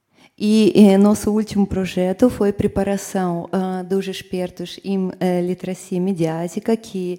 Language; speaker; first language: Portuguese; non-native, fluent; Russian